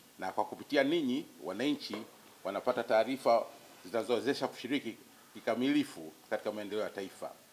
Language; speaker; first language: Swahili; native; Swahili